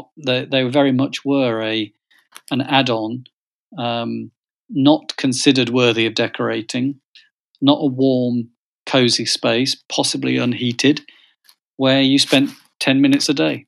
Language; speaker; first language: English; native; English